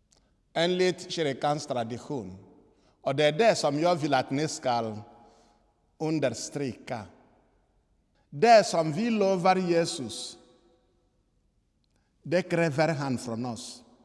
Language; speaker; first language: Swedish; non-native, fluent; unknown